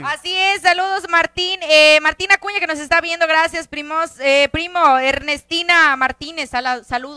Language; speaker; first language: Spanish; native; Spanish